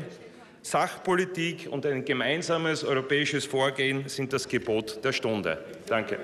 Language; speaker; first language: German; native; German